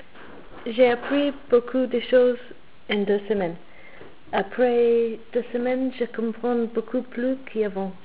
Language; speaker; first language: French; non-native, learner; English